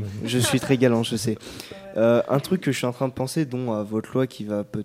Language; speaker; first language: French; native; French